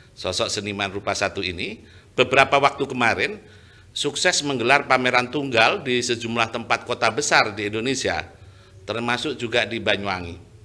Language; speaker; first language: Indonesian; native; Indonesian